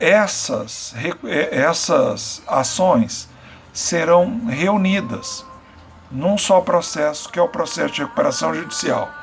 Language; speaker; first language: Portuguese; native; Portuguese